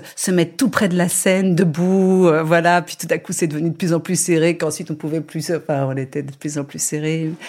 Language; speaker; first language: French; native; French